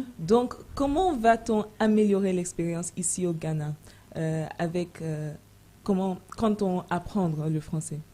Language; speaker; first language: French; non-native, fluent; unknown